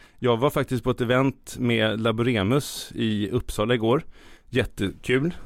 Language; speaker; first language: Swedish; native; Swedish